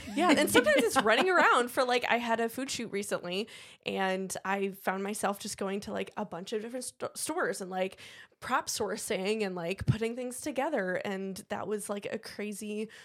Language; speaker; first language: English; native; English